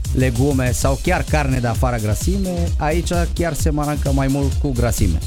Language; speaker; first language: Romanian; non-native, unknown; Italian